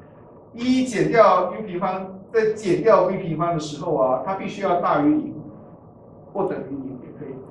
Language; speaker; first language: Chinese; native; Chinese